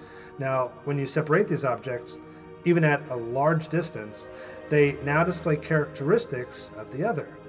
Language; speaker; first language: English; native; English